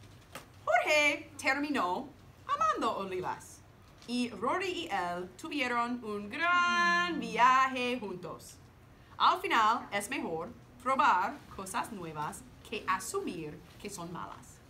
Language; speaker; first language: Spanish; non-native, learner; English